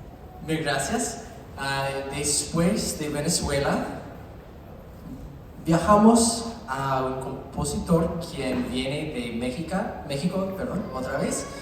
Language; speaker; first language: Spanish; non-native, learner; English